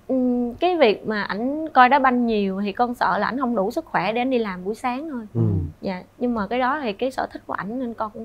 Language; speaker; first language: Vietnamese; native; Vietnamese